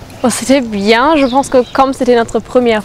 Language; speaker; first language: French; non-native, fluent; German